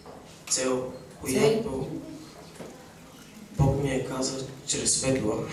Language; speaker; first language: Bulgarian; early bilingual, heritage; Bulgarian